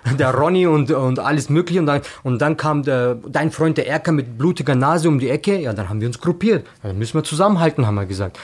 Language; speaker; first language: German; early bilingual, other home language; Turkish